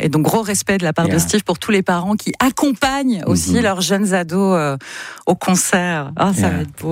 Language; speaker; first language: French; native; French